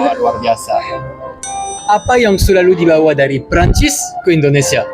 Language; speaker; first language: Indonesian; non-native, fluent; French